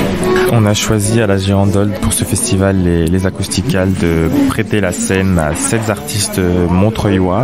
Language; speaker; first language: French; native; French